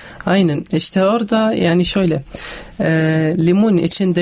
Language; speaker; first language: Turkish; non-native, learner; Arabic